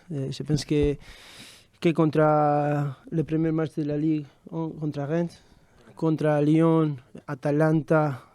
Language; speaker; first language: French; non-native, fluent; Spanish